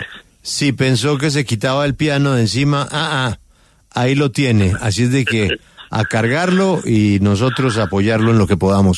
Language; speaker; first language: Spanish; native; Spanish